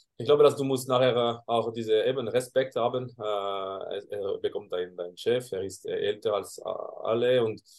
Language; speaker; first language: German; non-native, local second language; French